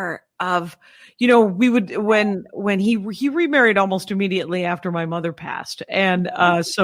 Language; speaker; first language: English; native; English